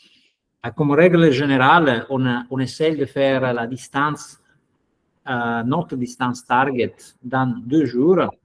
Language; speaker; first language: French; non-native, fluent; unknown